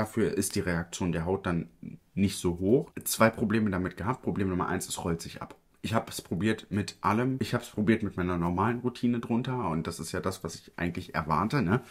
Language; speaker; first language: German; early bilingual, other home language; Italian